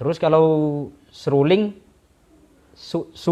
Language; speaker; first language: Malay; non-native, local second language; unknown